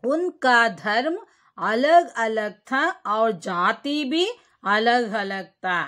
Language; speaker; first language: Hindi; non-native, local second language; Kannada